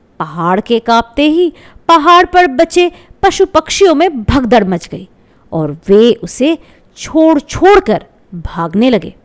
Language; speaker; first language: Hindi; non-native, local second language; Bangla